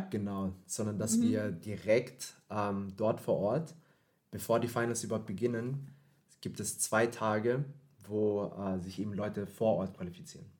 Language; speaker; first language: German; early bilingual, other home language; Filipino